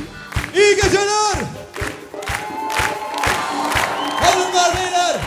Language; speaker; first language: Turkish; native; Turkish